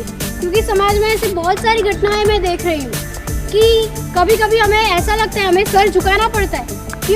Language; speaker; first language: Hindi; non-native, local second language; Gujarati